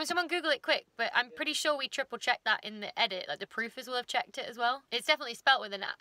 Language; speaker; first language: English; native; English